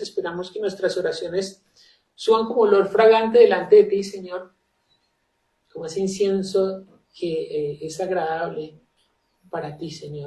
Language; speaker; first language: Spanish; native; Spanish